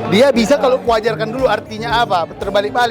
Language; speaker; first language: Indonesian; native; Indonesian